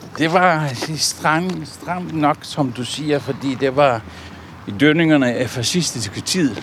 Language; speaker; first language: Danish; non-native, fluent; Italian